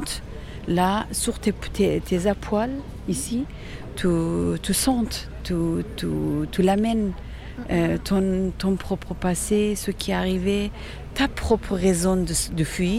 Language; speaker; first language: French; non-native, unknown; Persian